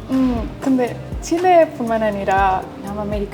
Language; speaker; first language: Korean; non-native, learner; Spanish